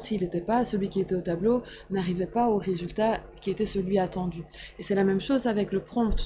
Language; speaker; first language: French; native; French